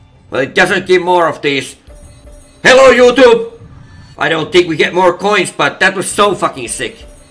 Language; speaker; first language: English; non-native, fluent; Finnish